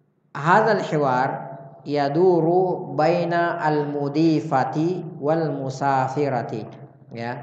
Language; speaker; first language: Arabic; non-native, fluent; Indonesian